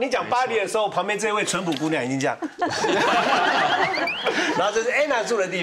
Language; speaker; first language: Chinese; native; Chinese